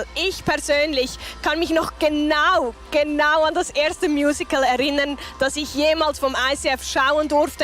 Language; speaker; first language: German; native; German